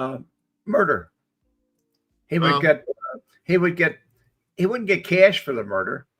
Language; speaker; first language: English; native; English